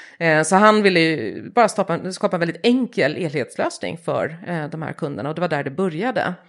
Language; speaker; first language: Swedish; early bilingual, heritage; Swedish